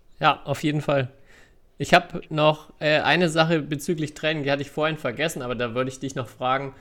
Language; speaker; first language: German; native; German